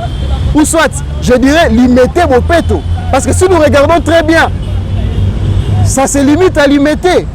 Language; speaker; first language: French; non-native, local second language; Lingala